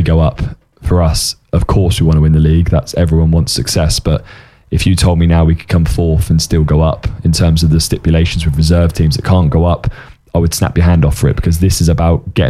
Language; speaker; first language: English; native; English